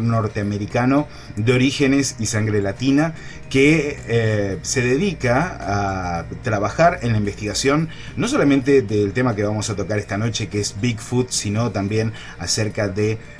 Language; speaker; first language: Spanish; native; Spanish